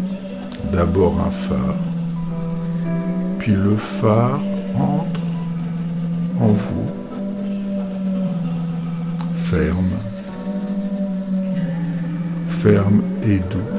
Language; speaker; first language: French; native; French